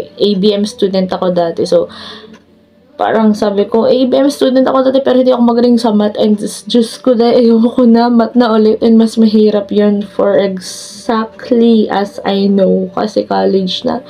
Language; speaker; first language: Filipino; native; Filipino